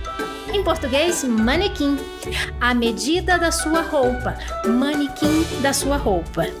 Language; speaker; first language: Portuguese; non-native, fluent; Spanish